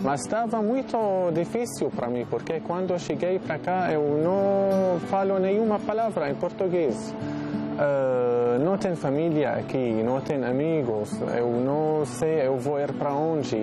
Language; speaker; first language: Portuguese; non-native, learner; Arabic